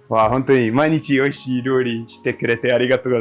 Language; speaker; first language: Japanese; non-native, learner; English